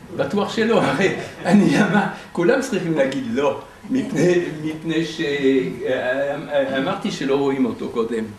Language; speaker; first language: Hebrew; non-native, fluent; French